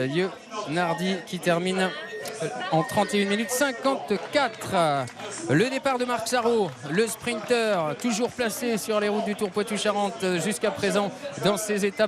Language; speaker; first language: French; native; French